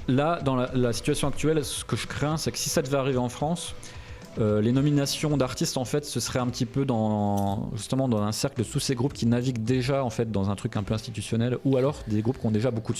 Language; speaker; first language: French; native; French